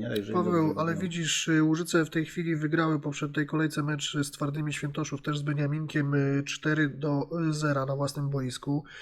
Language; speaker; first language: Polish; native; Polish